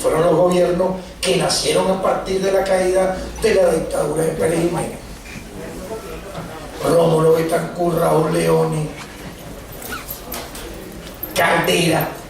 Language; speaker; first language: Spanish; native; Spanish